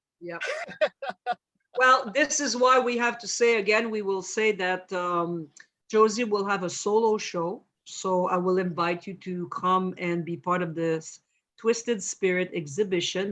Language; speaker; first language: English; non-native, fluent; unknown